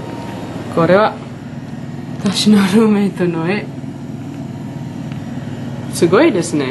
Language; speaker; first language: Japanese; non-native, learner; English